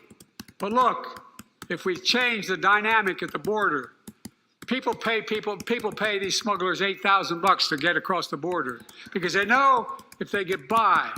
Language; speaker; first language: English; native; English